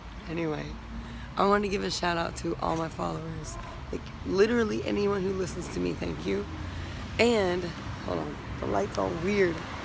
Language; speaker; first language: English; native; English